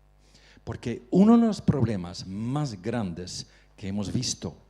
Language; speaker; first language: Spanish; non-native, fluent; Dutch